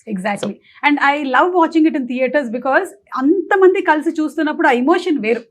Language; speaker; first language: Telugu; non-native, local second language; Malayalam